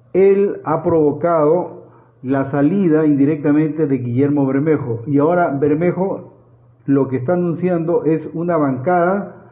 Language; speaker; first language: Spanish; native; Spanish